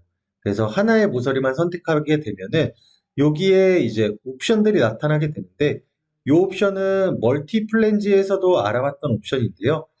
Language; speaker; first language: Korean; native; Korean